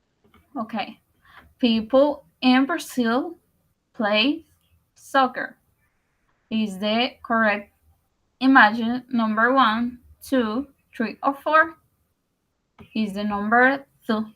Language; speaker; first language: English; non-native, learner; Spanish